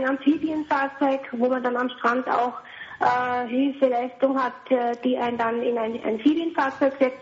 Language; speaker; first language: German; native; German